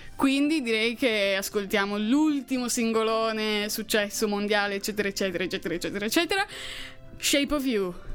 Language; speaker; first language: Italian; native; Italian